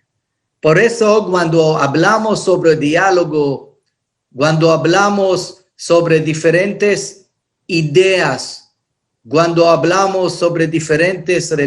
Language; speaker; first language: Spanish; non-native, fluent; Hebrew